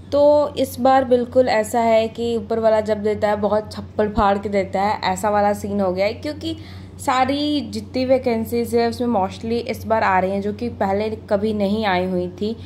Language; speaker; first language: Hindi; native; Hindi